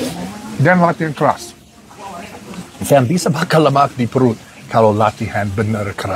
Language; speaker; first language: Indonesian; non-native, fluent; English